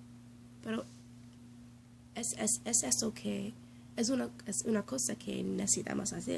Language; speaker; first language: Spanish; non-native, learner; English